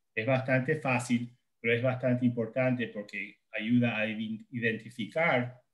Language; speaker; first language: Spanish; non-native, fluent; English